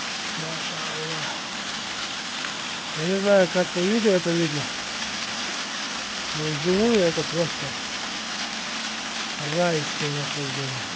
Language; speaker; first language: Russian; non-native, local second language; Chechen